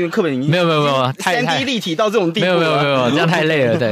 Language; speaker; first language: Chinese; native; Chinese